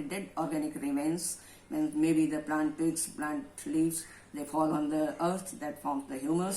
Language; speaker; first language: English; non-native, local second language; Hindi